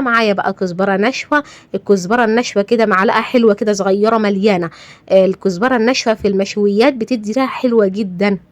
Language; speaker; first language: Arabic; native; Arabic